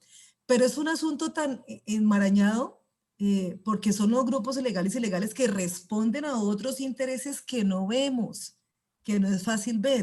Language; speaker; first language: Spanish; native; Spanish